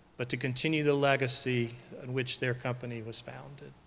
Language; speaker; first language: English; native; English